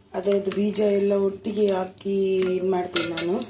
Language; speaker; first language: Kannada; non-native, local second language; Tulu